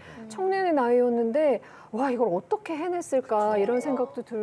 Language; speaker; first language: Korean; native; Korean